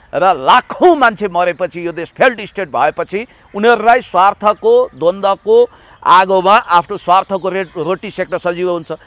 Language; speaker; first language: Nepali; native; Nepali